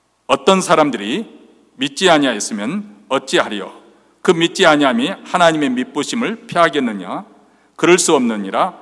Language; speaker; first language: Korean; native; Korean